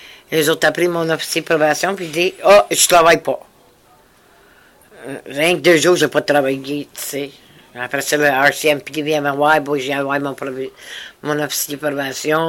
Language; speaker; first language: French; early bilingual, heritage; French